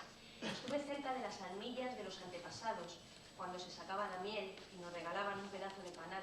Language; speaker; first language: Spanish; native; Spanish